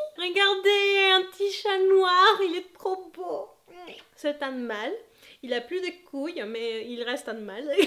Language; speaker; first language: French; non-native, fluent; Spanish